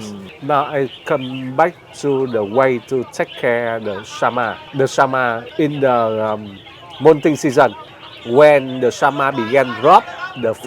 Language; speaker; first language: English; non-native, learner; Vietnamese